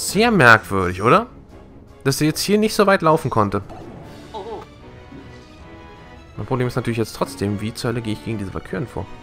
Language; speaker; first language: German; native; German